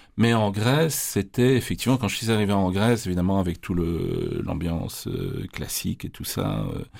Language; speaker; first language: French; native; French